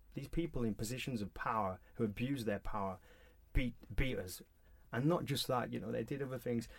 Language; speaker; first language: English; native; English